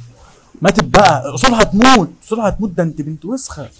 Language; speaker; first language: Arabic; native; Arabic